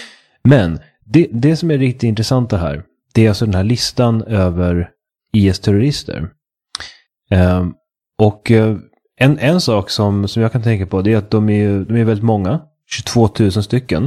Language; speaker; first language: Swedish; native; Swedish